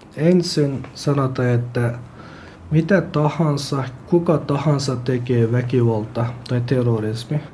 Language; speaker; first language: Finnish; non-native, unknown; Uyghur